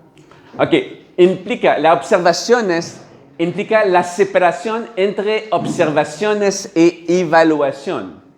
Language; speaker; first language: Spanish; non-native, learner; French